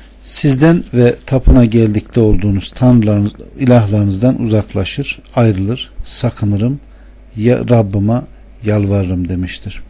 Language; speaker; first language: Turkish; native; Turkish